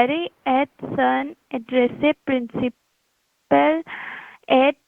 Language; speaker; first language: French; non-native, learner; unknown